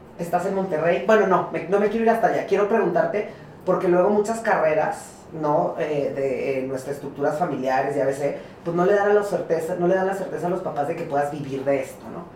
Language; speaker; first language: Spanish; native; Spanish